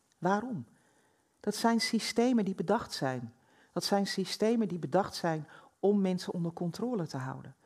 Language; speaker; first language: Dutch; native; Dutch